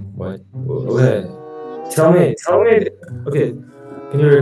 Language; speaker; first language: English; non-native, learner; Mongolian